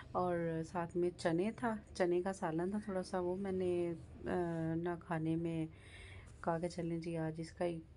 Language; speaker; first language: Urdu; native; Urdu